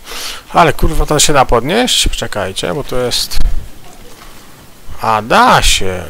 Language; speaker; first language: Polish; native; Polish